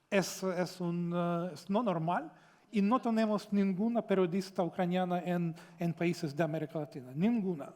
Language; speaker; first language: Spanish; non-native, fluent; Ukrainian